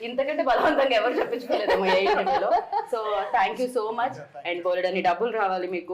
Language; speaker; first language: Telugu; native; Telugu